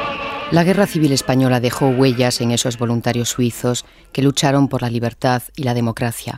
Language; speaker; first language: Spanish; native; Spanish